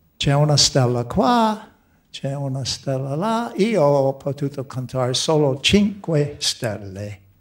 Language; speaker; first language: Italian; non-native, fluent; English